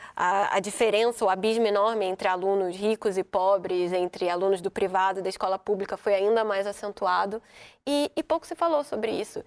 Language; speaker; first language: Portuguese; native; Portuguese